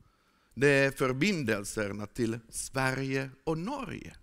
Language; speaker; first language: Swedish; non-native, fluent; Finnish